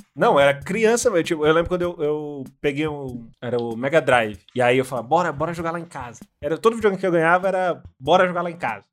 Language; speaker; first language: Portuguese; native; Portuguese